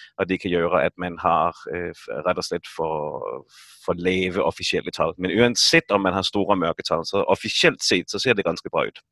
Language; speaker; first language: Danish; native; Danish